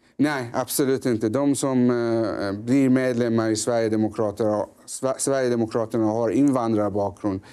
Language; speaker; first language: Swedish; early bilingual, other home language; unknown